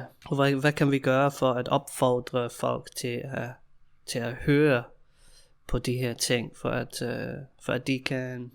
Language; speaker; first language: Danish; non-native, fluent; English